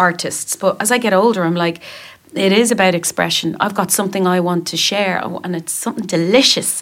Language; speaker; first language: English; native; English